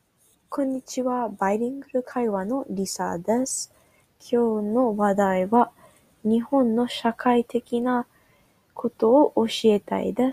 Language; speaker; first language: Japanese; non-native, learner; English